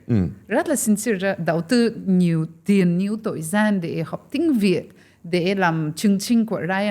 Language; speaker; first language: Vietnamese; non-native, fluent; French